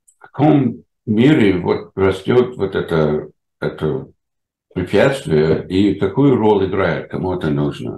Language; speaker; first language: Russian; non-native, fluent; English